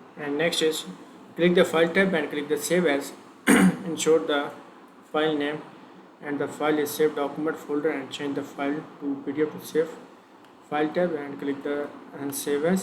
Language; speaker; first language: English; non-native, learner; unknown